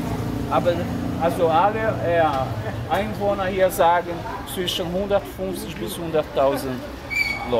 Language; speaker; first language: German; non-native, fluent; Portuguese